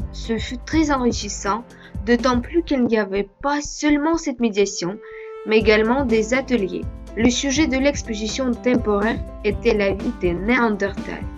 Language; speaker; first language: French; non-native, fluent; Russian